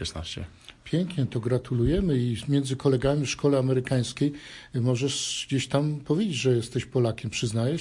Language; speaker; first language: Polish; native; Polish